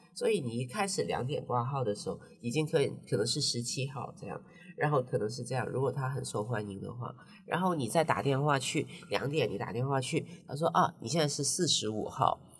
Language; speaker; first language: Chinese; non-native, local second language; Cantonese